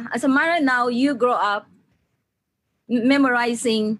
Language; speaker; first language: English; non-native, local second language; Maranao